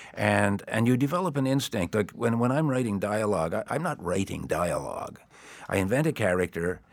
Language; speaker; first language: English; native; English